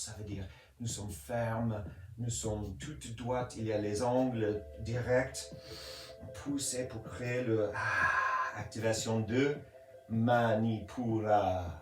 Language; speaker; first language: French; non-native, fluent; English